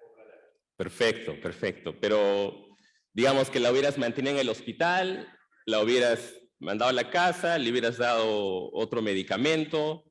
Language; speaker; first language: Spanish; native; Spanish